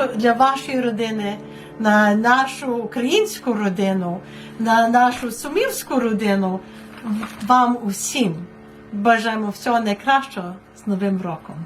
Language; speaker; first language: Ukrainian; early bilingual, heritage; Ukrainian